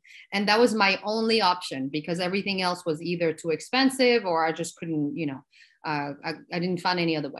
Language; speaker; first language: English; non-native, fluent; Arabic